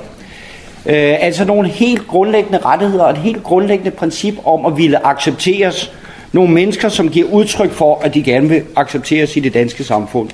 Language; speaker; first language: Danish; native; Danish